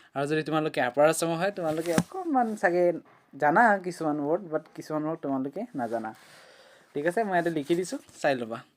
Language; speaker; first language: Assamese; native; Assamese